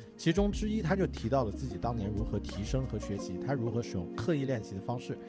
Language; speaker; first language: Chinese; native; Chinese